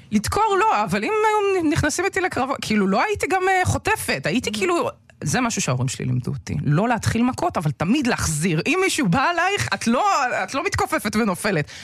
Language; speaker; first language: Hebrew; early bilingual, other home language; Russian